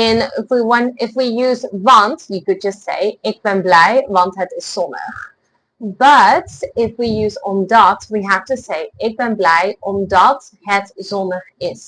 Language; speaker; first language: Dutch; non-native, fluent; English